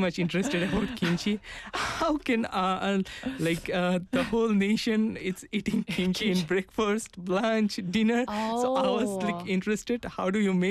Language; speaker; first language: English; non-native, local second language; Bangla